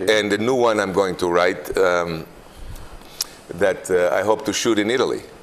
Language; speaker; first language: English; native; English